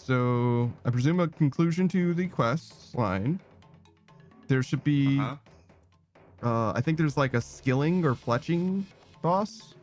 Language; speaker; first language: English; native; English